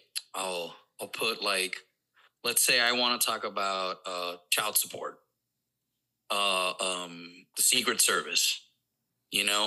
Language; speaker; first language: English; non-native, fluent; Spanish